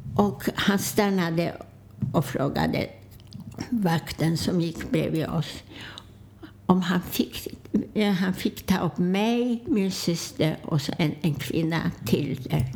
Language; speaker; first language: Swedish; non-native, fluent; Polish